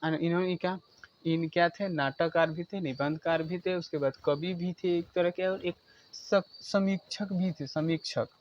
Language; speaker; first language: Hindi; native; Hindi